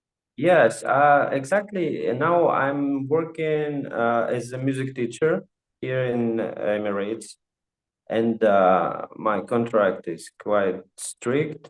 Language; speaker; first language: English; non-native, fluent; Russian